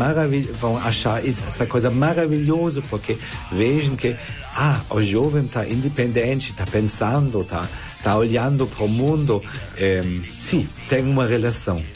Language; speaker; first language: Portuguese; non-native, fluent; German